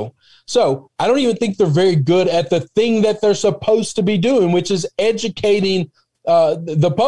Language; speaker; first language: English; native; English